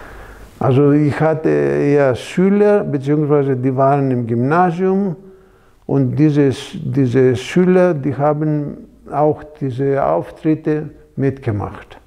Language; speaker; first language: German; non-native, fluent; Greek